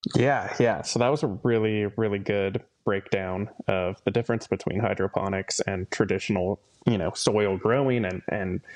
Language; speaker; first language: English; native; English